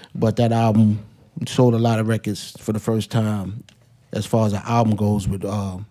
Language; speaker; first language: English; native; English